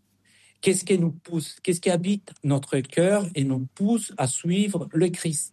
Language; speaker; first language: French; non-native, fluent; Spanish